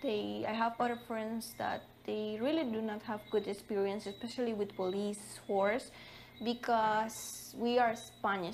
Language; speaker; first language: English; non-native, learner; Spanish